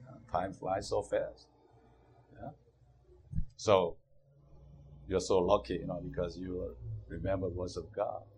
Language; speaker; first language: English; non-native, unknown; Korean